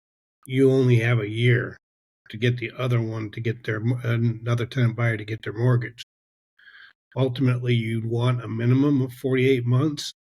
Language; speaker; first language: English; native; English